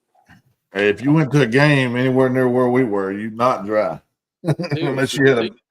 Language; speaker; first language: English; native; English